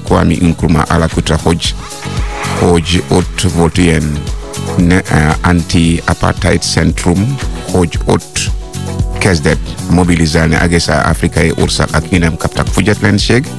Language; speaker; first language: Hungarian; non-native, fluent; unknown